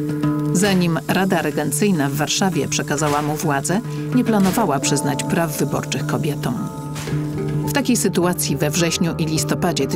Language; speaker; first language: Polish; native; Polish